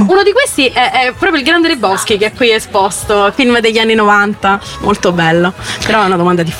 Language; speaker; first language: Italian; native; Italian